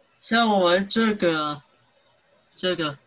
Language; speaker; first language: Chinese; early bilingual, heritage; English